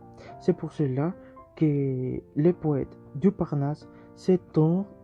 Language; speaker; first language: French; non-native, learner; Spanish